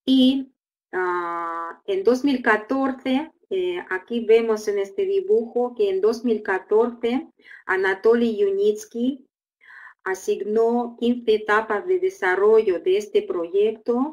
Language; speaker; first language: Spanish; non-native, fluent; Russian